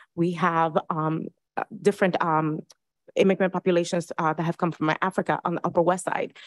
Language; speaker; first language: English; early bilingual, other home language; Spanish